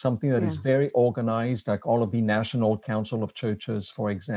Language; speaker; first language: English; non-native, fluent; French